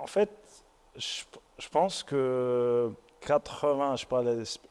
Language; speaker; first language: French; non-native, local second language; Arabic